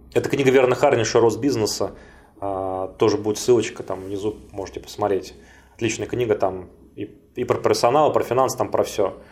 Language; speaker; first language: Russian; native; Russian